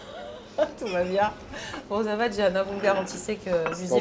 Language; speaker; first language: French; native; French